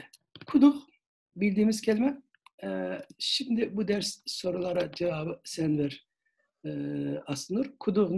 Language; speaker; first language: Turkish; native; Turkish